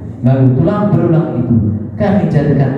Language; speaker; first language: Indonesian; native; Indonesian